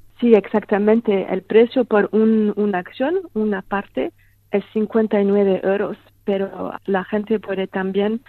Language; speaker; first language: Spanish; non-native, fluent; French